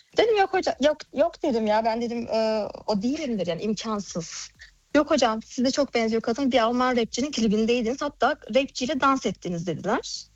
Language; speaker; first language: Turkish; early bilingual, heritage; Turkish